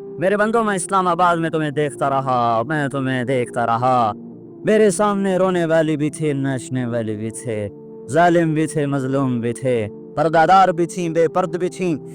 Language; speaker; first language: Urdu; non-native, local second language; Punjabi